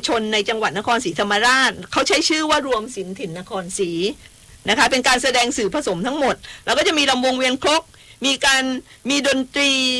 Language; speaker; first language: Thai; native; Thai